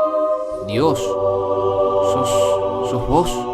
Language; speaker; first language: Spanish; native; Spanish